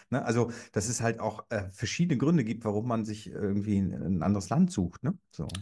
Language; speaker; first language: German; early bilingual, other home language; Polish